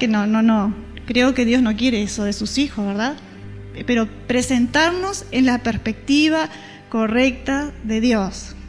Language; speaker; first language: Spanish; native; Spanish